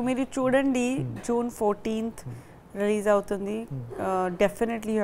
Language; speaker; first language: Telugu; non-native, fluent; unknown